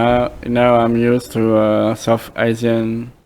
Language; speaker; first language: English; non-native, fluent; French